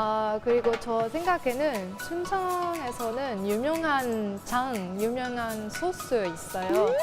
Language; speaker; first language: Korean; non-native, learner; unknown